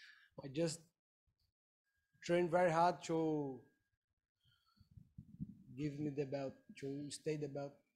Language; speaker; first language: English; non-native, learner; Portuguese